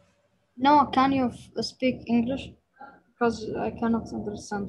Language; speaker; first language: English; non-native, learner; Arabic